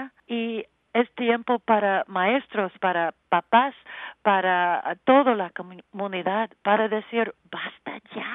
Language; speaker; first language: Spanish; non-native, learner; English